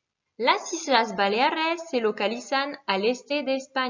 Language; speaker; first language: Spanish; non-native, fluent; French